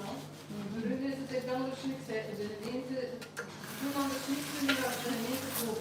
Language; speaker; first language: Dutch; native; Dutch